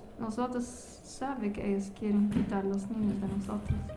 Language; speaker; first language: Spanish; non-native, learner; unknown